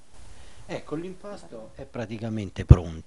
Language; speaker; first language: Italian; native; Italian